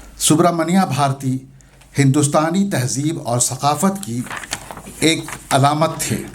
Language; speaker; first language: Urdu; native; Urdu